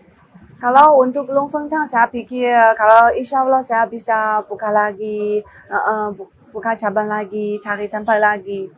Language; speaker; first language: Indonesian; non-native, learner; Chinese